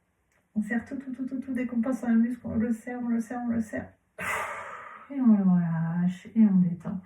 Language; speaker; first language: French; native; French